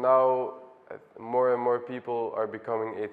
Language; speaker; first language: English; non-native, fluent; Dutch